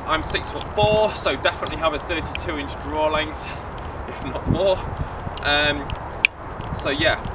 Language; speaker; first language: English; native; English